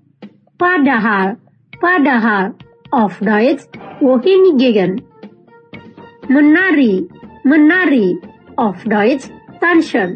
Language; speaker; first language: German; non-native, fluent; Indonesian